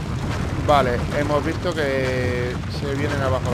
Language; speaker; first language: Spanish; native; Spanish